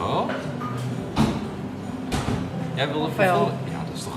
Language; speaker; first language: Dutch; native; Dutch